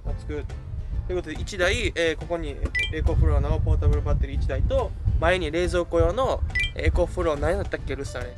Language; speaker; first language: Japanese; native; Japanese